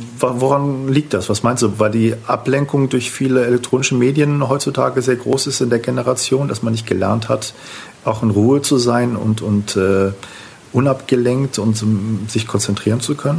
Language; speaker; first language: German; native; German